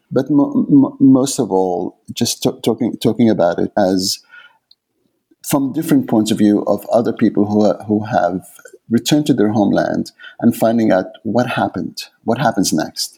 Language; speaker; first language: English; non-native, fluent; Arabic